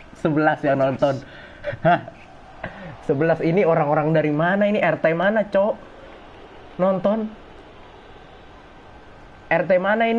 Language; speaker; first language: Indonesian; native; Indonesian